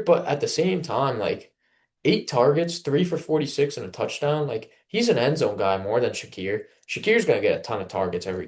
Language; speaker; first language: English; native; English